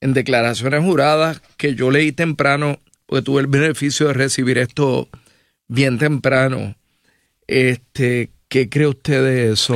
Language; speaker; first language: Spanish; native; Spanish